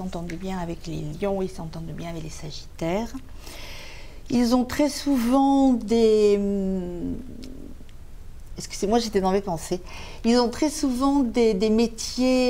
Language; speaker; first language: French; native; French